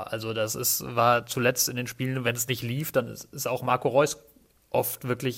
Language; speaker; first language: German; native; German